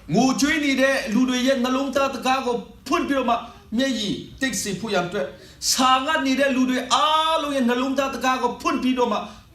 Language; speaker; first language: Burmese; non-native, local second language; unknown